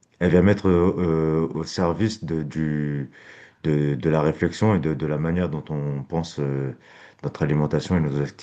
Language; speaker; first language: French; native; French